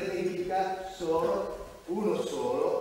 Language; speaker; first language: Italian; non-native, learner; Japanese